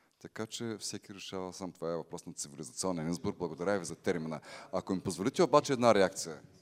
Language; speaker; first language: Bulgarian; native; Bulgarian